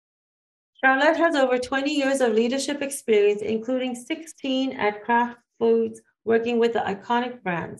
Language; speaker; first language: English; native; English